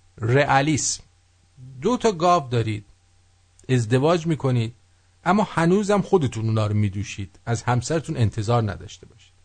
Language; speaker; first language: Persian; native; Persian